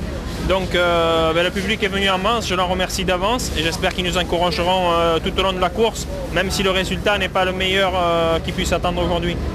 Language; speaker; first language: French; native; French